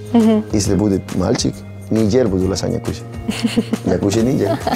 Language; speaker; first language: Russian; non-native, learner; Spanish